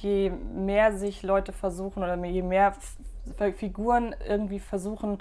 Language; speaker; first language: German; native; German